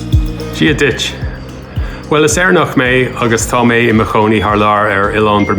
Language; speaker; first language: Irish; non-native, learner; English